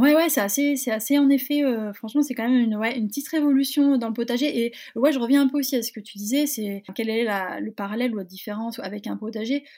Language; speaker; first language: French; native; French